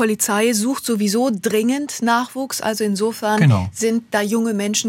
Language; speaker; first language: German; native; German